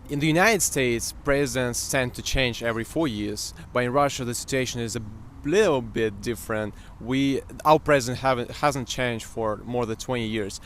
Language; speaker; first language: English; non-native, fluent; Russian